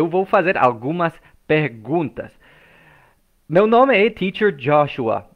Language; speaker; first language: Portuguese; non-native, fluent; English